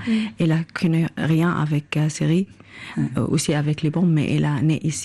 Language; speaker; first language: French; non-native, learner; Arabic